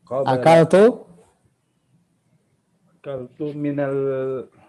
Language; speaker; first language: Arabic; non-native, learner; Indonesian